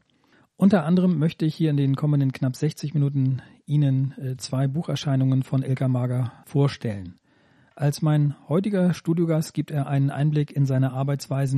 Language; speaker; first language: German; native; German